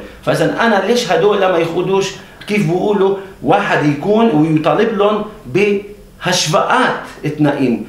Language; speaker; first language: Arabic; native; Arabic